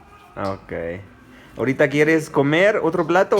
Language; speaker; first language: Spanish; non-native, learner; Arabic